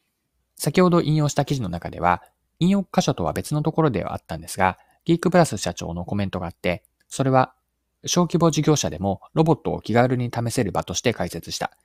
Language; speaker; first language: Japanese; native; Japanese